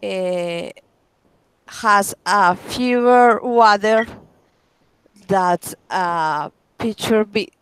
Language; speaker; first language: English; non-native, learner; Spanish